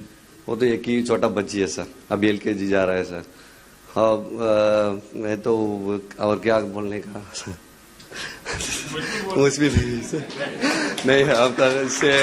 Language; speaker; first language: Hindi; non-native, local second language; Tamil